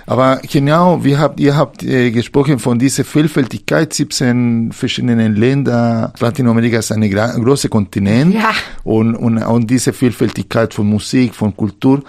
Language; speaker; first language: German; non-native, fluent; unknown